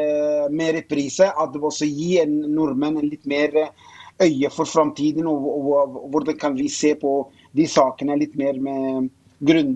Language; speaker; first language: Norwegian; non-native, fluent; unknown